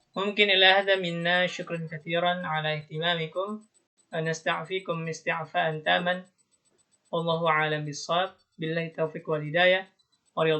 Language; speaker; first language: Arabic; non-native, learner; Indonesian